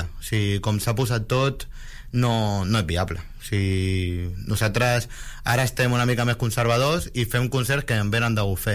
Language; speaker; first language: Catalan; native; Catalan